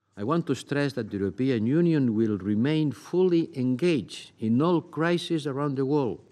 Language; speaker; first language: English; non-native, fluent; Spanish